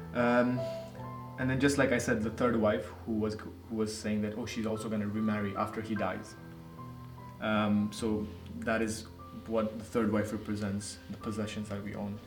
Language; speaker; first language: English; non-native, local second language; Nepali